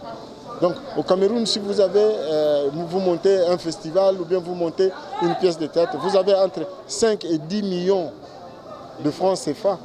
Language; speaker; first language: French; non-native, local second language; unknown